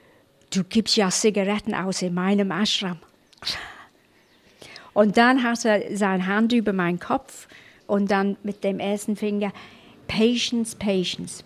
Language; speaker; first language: German; non-native, fluent; English